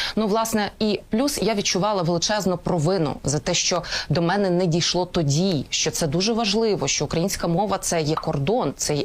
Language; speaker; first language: Ukrainian; non-native, local second language; Russian